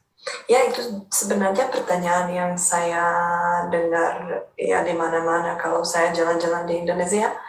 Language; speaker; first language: Indonesian; non-native, fluent; Czech